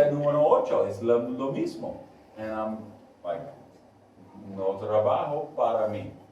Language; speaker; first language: Spanish; non-native, learner; English